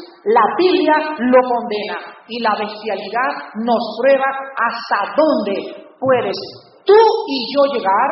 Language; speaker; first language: Spanish; native; Spanish